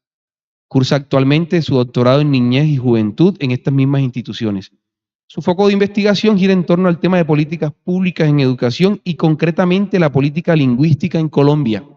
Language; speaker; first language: Spanish; native; Spanish